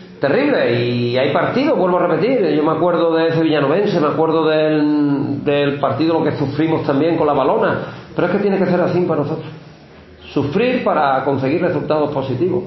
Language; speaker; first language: Spanish; native; Spanish